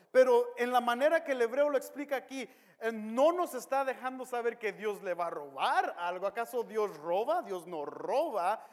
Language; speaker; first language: Spanish; early bilingual, heritage; Spanish